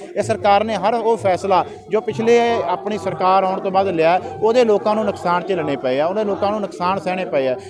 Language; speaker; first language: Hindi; non-native, local second language; Punjabi